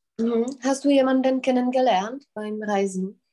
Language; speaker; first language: German; non-native, fluent; Czech